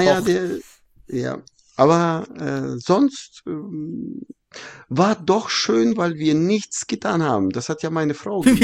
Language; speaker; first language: German; non-native, fluent; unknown